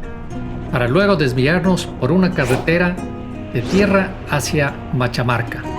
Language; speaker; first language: Spanish; native; Spanish